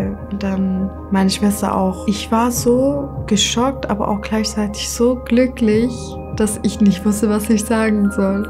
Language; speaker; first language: German; early bilingual, other home language; Kurdish